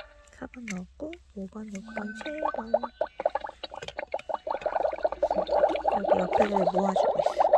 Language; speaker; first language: Korean; native; Korean